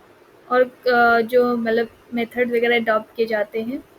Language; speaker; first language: Hindi; native; Hindi